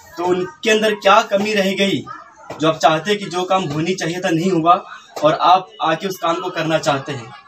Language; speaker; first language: Hindi; native; Hindi